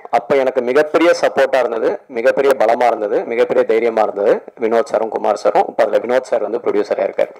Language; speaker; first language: Tamil; native; Tamil